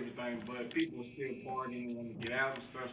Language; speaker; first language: English; native; English